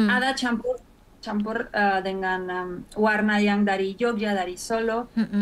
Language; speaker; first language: Indonesian; non-native, fluent; Spanish